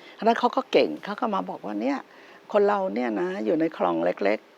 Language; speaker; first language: Thai; native; Thai